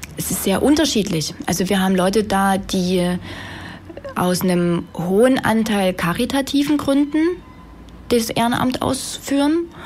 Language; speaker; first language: German; native; German